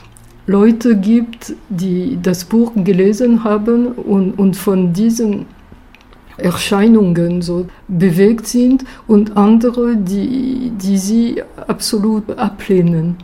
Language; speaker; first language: German; non-native, fluent; French